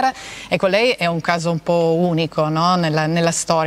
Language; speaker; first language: Italian; native; Italian